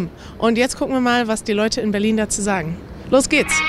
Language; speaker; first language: German; native; German